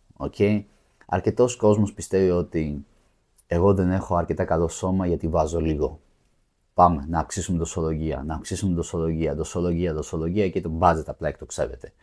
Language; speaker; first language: Greek; native; Greek